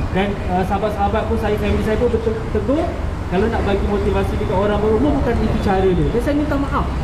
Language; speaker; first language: Malay; native; Malay